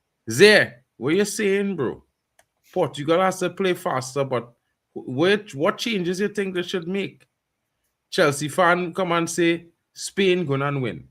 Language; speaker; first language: English; native; English